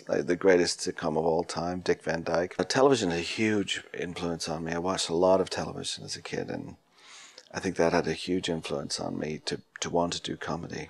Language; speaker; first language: English; native; English